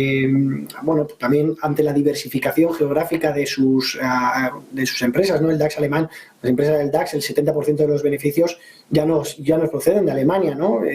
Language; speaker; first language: Spanish; native; Spanish